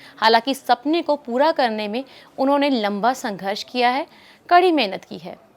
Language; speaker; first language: Hindi; native; Hindi